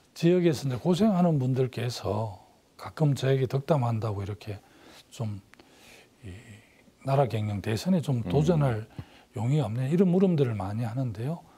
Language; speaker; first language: Korean; native; Korean